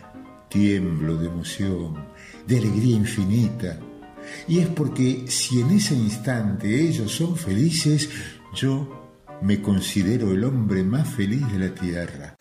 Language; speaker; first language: Spanish; native; Spanish